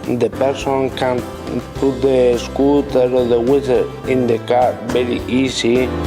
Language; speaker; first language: English; non-native, learner; Spanish